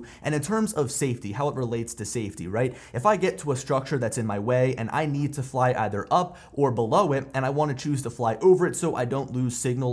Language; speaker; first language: English; native; English